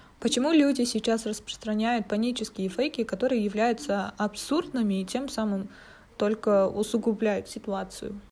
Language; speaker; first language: Russian; non-native, local second language; Kazakh